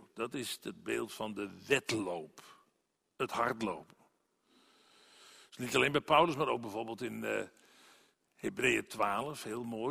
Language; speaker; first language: Dutch; native; Dutch